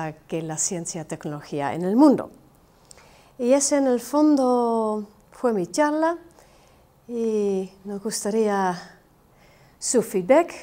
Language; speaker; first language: Spanish; non-native, fluent; Dutch